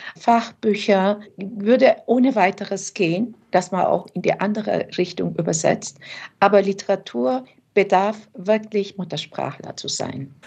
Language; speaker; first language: German; early bilingual, other home language; Turkish